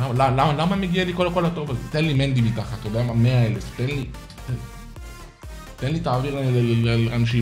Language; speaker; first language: Hebrew; native; Hebrew